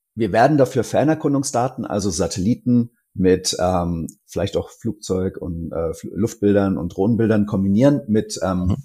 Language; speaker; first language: German; native; German